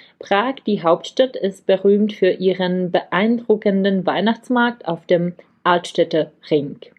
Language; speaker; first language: German; non-native, fluent; Czech